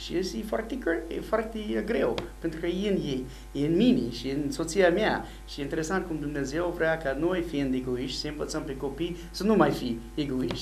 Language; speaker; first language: Romanian; non-native, fluent; English